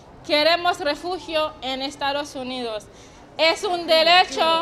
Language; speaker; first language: Spanish; non-native, learner; Haitian Creole